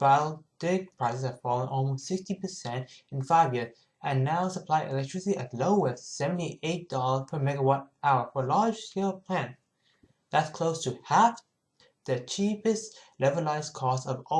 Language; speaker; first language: English; native; English